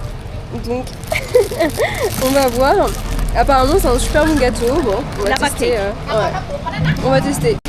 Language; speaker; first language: French; native; French